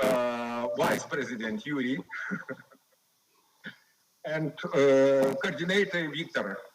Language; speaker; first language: English; non-native, learner; Ukrainian